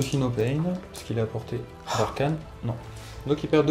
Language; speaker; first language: French; native; French